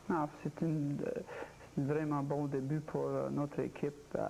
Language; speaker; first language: French; non-native, local second language; English